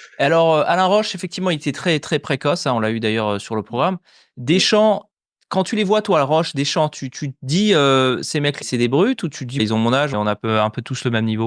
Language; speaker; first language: French; native; French